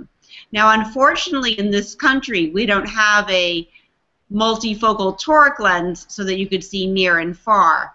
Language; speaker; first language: English; native; English